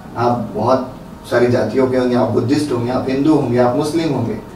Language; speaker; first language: Hindi; non-native, local second language; Marathi